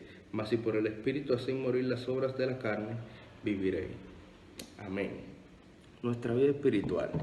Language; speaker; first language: Spanish; native; Spanish